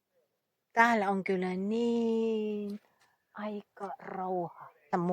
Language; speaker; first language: Finnish; non-native, learner; Filipino